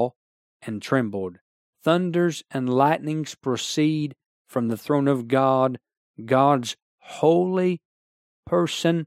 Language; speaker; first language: English; native; English